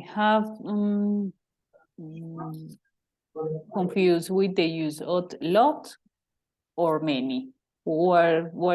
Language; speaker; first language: English; non-native, learner; Spanish